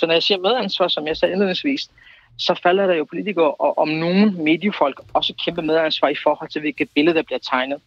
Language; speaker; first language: Danish; early bilingual, other home language; Kurdish